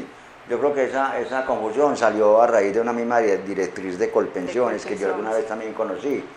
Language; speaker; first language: Spanish; native; Spanish